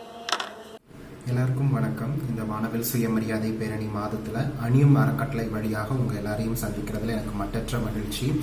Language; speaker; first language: Tamil; native; Tamil